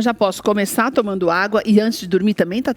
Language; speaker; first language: Portuguese; native; Portuguese